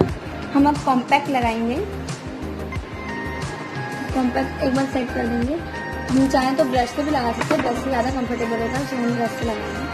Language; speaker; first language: Hindi; native; Hindi